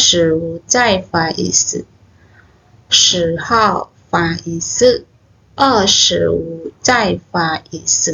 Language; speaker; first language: Chinese; non-native, fluent; Khmer